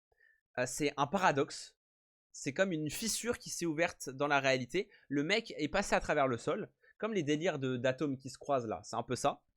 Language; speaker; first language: French; native; French